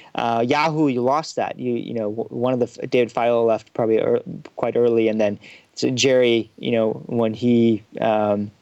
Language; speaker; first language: English; early bilingual, heritage; German